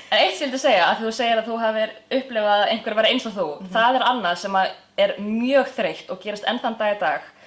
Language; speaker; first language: Icelandic; early bilingual, other home language; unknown